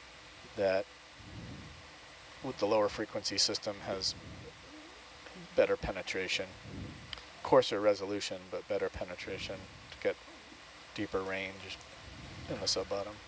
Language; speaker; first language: English; native; English